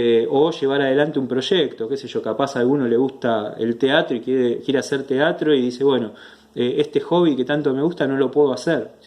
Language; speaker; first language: Spanish; native; Spanish